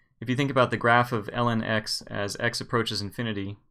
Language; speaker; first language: English; native; English